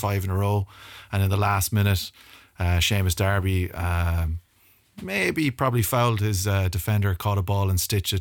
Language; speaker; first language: English; native; English